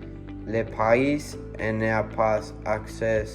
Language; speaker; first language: French; non-native, learner; Spanish